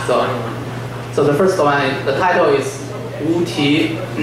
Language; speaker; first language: English; non-native, learner; Chinese